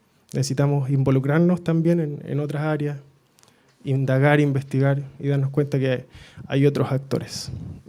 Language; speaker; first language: Spanish; native; Spanish